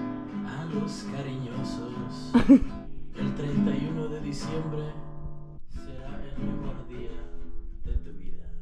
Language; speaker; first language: Spanish; native; Spanish